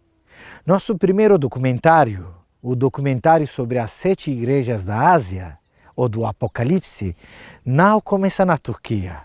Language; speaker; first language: Portuguese; non-native, fluent; Turkish